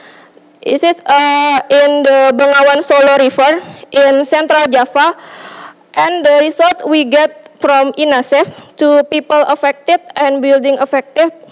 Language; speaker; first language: English; non-native, learner; Indonesian